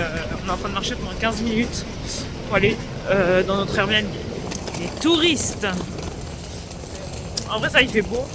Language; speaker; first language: French; native; French